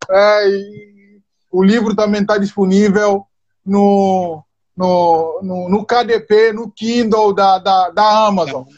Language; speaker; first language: Portuguese; non-native, local second language; Upper Guinea Crioulo